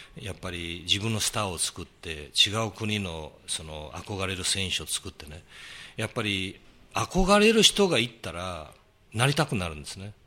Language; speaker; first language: Japanese; early bilingual, heritage; Portuguese